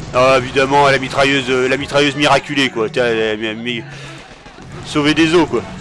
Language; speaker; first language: French; native; French